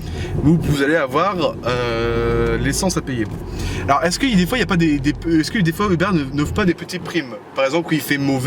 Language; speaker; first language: French; native; French